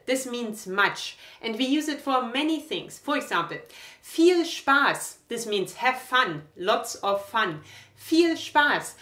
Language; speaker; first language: English; non-native, fluent; German